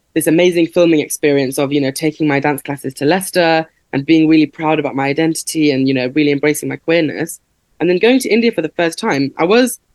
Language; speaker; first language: English; native; English